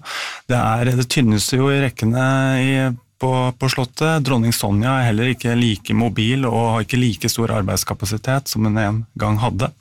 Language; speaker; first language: Norwegian; native; Norwegian